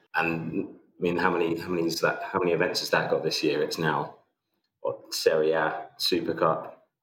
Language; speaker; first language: English; native; English